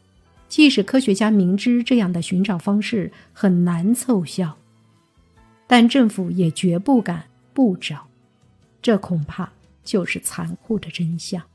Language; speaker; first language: Chinese; native; Chinese